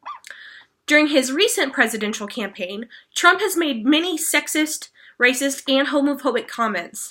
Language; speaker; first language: English; native; English